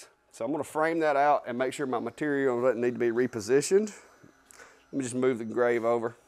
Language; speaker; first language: English; native; English